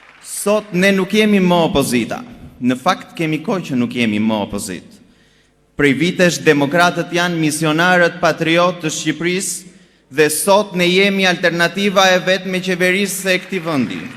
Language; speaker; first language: Albanian; native; Albanian